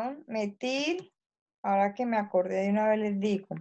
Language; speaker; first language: Spanish; native; Spanish